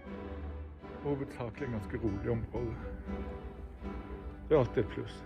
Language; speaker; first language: Norwegian; native; Norwegian